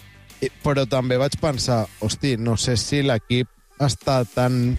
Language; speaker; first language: Catalan; native; Catalan